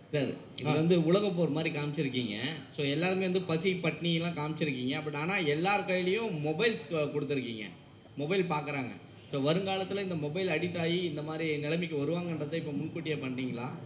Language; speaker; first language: Tamil; native; Tamil